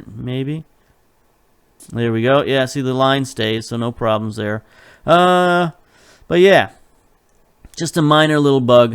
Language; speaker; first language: English; native; English